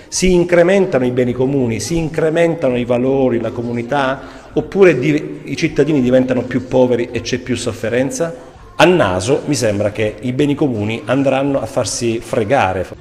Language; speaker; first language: Italian; native; Italian